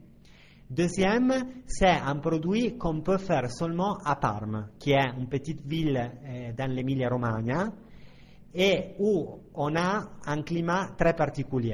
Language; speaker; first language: French; non-native, fluent; Italian